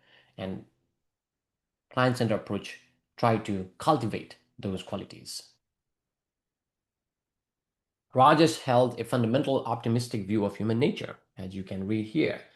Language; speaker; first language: English; non-native, fluent; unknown